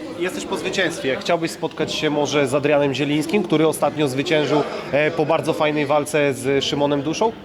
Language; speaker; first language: Polish; native; Polish